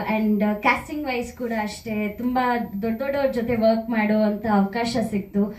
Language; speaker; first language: Kannada; native; Kannada